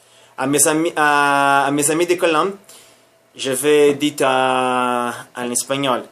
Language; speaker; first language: French; non-native, learner; Spanish